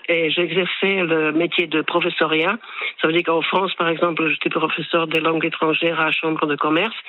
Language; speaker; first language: French; non-native, fluent; Slovak